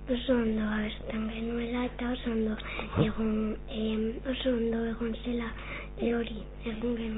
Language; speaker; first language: Basque; non-native, local second language; Spanish